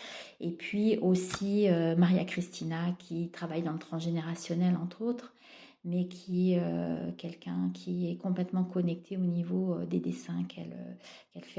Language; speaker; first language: French; native; French